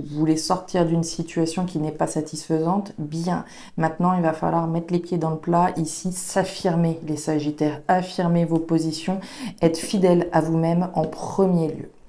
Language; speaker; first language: French; native; French